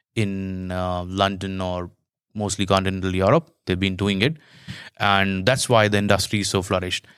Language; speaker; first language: English; non-native, local second language; Hindi